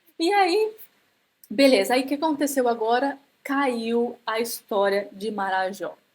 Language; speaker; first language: Portuguese; native; Portuguese